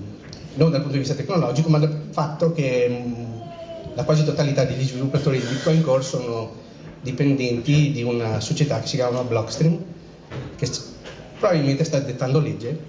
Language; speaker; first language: Italian; native; Italian